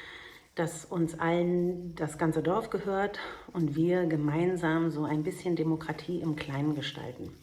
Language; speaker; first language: German; native; German